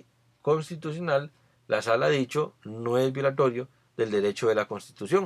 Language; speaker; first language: Spanish; native; Spanish